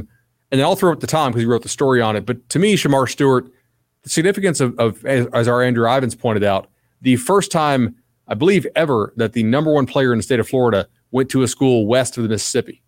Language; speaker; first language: English; native; English